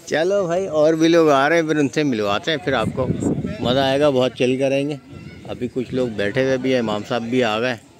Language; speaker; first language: Hindi; native; Hindi